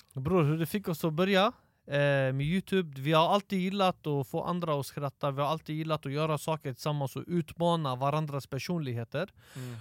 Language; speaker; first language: Swedish; native; Swedish